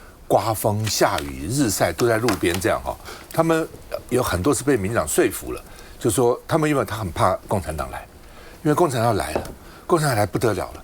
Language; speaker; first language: Chinese; native; Chinese